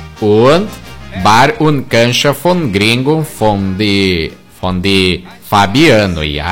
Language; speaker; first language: German; early bilingual, heritage; Portuguese